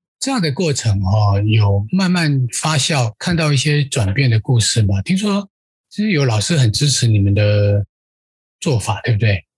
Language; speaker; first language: Chinese; native; Chinese